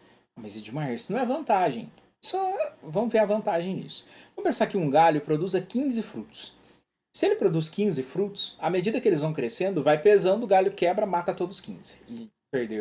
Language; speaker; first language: Portuguese; native; Portuguese